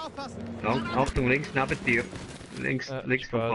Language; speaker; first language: German; native; German